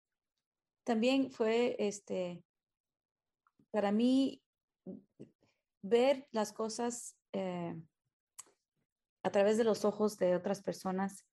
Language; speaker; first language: Spanish; early bilingual, heritage; Spanish